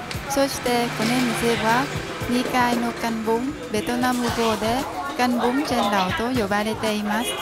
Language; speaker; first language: Japanese; non-native, fluent; Vietnamese